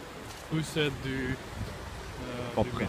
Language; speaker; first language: French; non-native, learner; Dutch